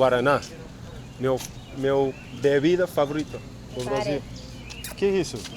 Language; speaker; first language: Portuguese; non-native, learner; English